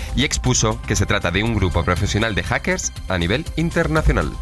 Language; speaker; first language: Spanish; native; Spanish